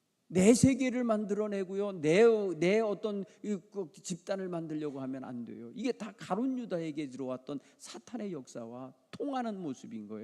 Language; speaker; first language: Korean; native; Korean